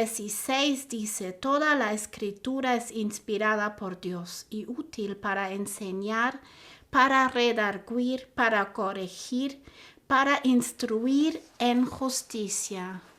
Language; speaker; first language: Spanish; non-native, fluent; German